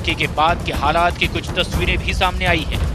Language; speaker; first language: Hindi; native; Hindi